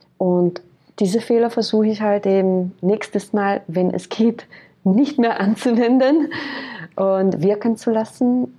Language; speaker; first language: German; non-native, fluent; Hungarian